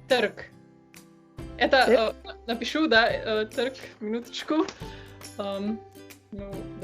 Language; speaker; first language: Russian; non-native, learner; Slovenian